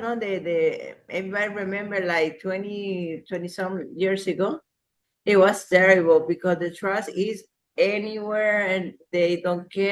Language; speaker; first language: English; non-native, learner; Spanish